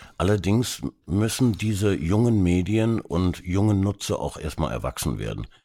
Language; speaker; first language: German; early bilingual, other home language; Hungarian